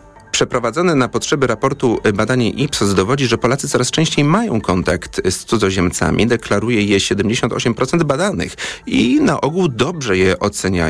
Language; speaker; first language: Polish; native; Polish